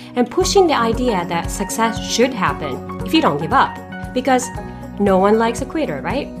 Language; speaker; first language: English; non-native, fluent; Japanese